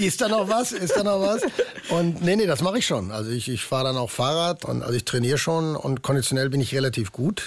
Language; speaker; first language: German; native; German